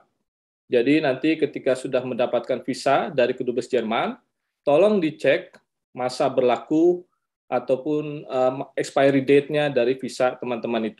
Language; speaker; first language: Indonesian; native; Indonesian